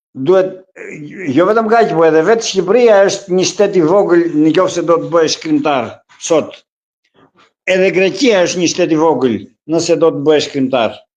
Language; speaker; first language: Albanian; non-native, local second language; Greek